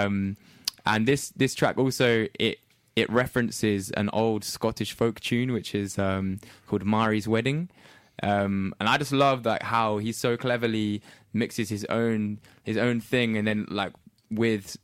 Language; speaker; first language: English; native; English